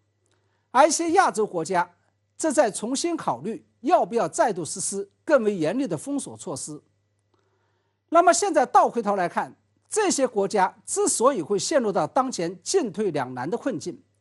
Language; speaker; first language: Chinese; native; Chinese